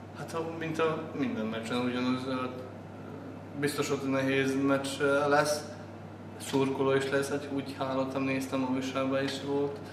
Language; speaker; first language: Hungarian; non-native, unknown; Serbian